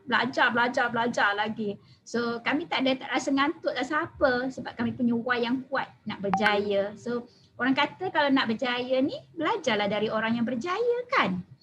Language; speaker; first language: Malay; native; Malay